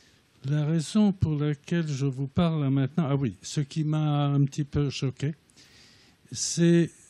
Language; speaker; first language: French; native; French